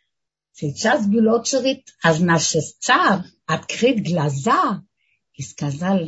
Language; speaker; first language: Russian; non-native, learner; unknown